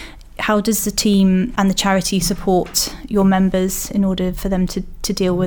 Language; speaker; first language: English; native; English